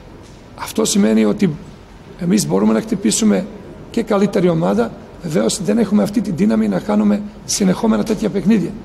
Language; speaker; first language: Greek; non-native, fluent; Serbian